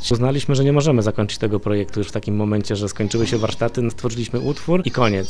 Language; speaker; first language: Polish; native; Polish